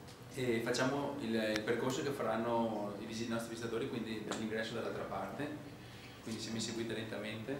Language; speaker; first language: Italian; native; Italian